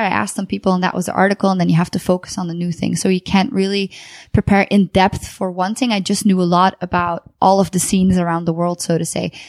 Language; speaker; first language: English; non-native, fluent; Dutch